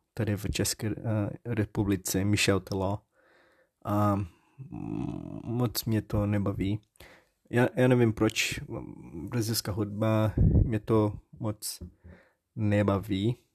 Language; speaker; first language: Czech; non-native, learner; Portuguese